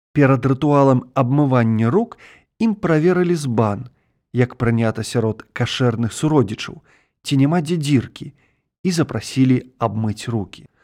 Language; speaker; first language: Belarusian; native; Belarusian